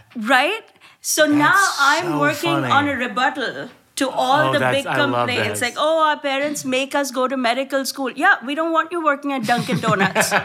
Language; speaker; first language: English; non-native, local second language; Gujarati